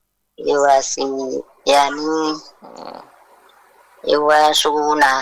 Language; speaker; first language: Arabic; non-native, learner; Indonesian